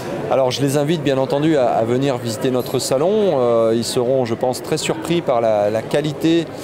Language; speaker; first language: French; native; French